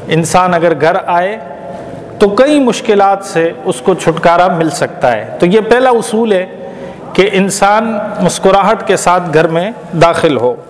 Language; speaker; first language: Urdu; native; Urdu